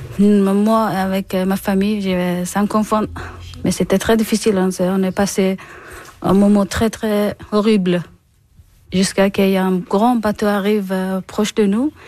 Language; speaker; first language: French; non-native, learner; Persian